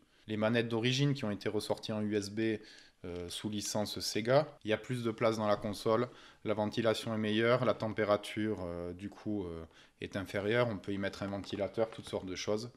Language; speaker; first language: French; native; French